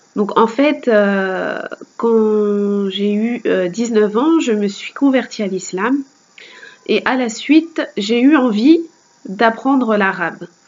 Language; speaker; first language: French; native; French